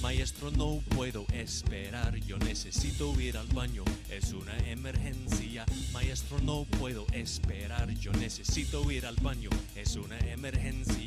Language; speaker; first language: Spanish; non-native, learner; English